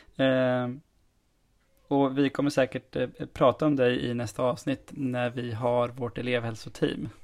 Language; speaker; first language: Swedish; native; Swedish